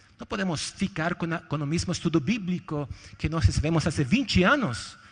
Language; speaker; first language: Portuguese; non-native, fluent; Spanish